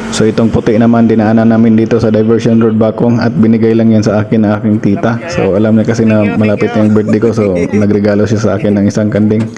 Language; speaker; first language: Filipino; non-native, local second language; Cebuano